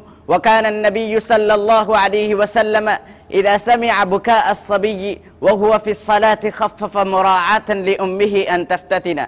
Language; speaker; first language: Arabic; non-native, learner; Urdu